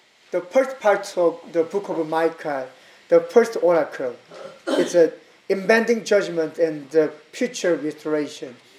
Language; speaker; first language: English; non-native, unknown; Korean